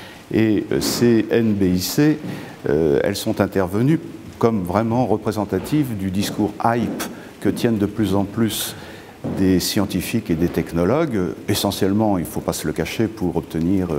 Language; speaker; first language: French; native; French